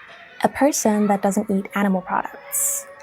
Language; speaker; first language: English; non-native, fluent; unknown